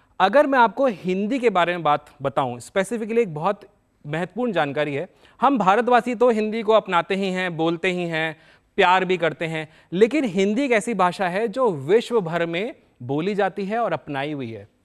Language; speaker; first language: Hindi; native; Hindi